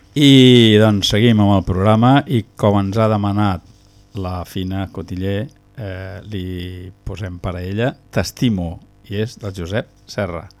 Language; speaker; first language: Catalan; native; Catalan